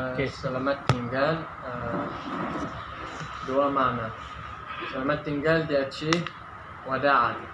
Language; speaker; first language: Indonesian; non-native, learner; Arabic